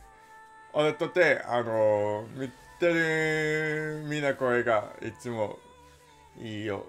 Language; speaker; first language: Japanese; non-native, learner; English